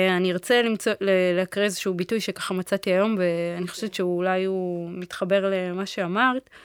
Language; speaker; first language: Hebrew; early bilingual, other home language; Amharic